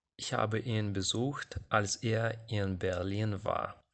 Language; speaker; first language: German; non-native, fluent; Ukrainian